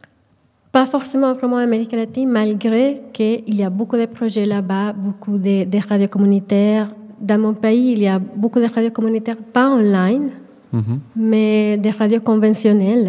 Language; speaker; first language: French; non-native, fluent; Spanish